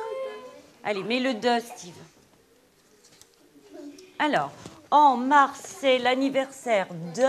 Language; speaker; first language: French; native; French